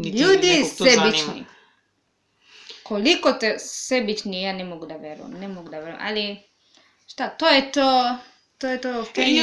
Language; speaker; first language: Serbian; non-native, learner; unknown